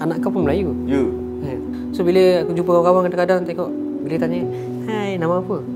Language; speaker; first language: Malay; native; Malay